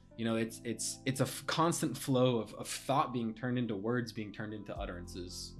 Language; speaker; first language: English; native; English